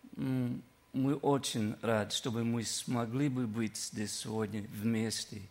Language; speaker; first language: Russian; non-native, learner; English